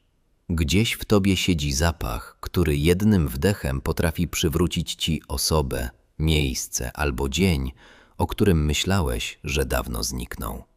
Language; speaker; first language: Polish; native; Polish